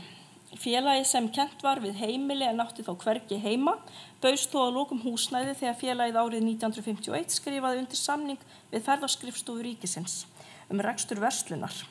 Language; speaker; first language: Icelandic; native; Icelandic